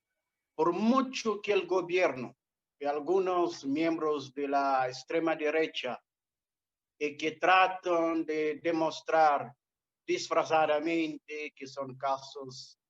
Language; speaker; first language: Spanish; non-native, fluent; Portuguese